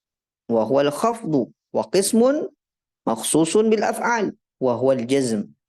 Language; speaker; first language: Arabic; non-native, fluent; Indonesian